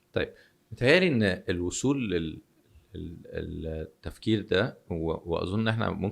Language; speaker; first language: Arabic; native; Arabic